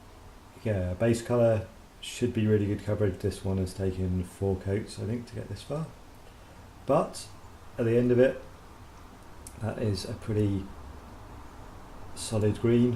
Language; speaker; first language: English; native; English